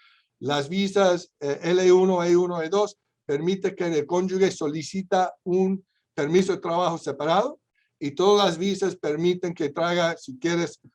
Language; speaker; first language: Spanish; non-native, fluent; English